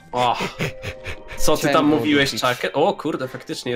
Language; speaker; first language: Polish; native; Polish